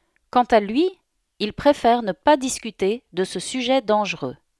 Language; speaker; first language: French; native; French